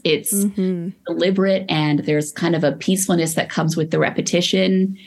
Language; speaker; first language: English; native; English